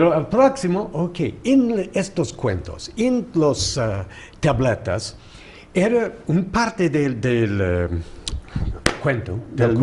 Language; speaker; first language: Spanish; non-native, fluent; English